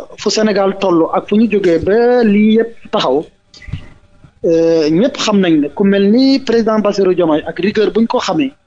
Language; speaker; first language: Wolof; non-native, local second language; Jola-Fonyi